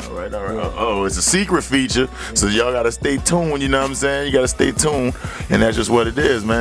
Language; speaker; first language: English; native; English